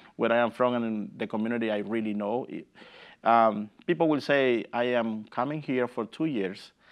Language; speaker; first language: English; non-native, fluent; Spanish